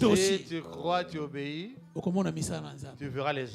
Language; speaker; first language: French; non-native, local second language; Lingala